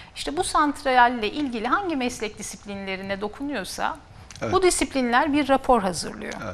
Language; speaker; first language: Turkish; native; Turkish